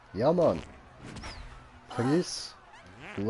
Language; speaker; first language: German; native; German